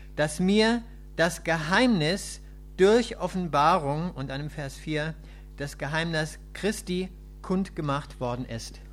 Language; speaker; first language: German; native; German